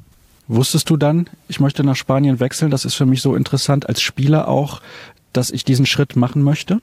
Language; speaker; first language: German; native; German